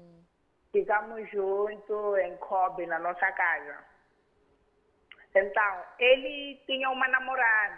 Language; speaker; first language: Portuguese; non-native, local second language; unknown